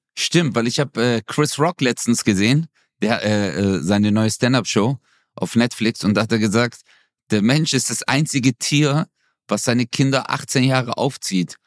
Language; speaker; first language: German; early bilingual, other home language; Turkish